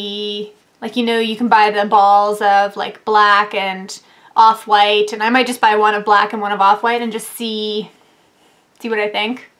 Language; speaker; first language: English; native; English